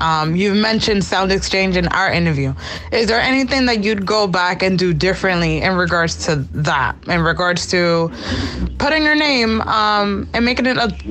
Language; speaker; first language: English; early bilingual, other home language; Spanish